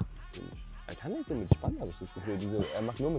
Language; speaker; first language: German; native; German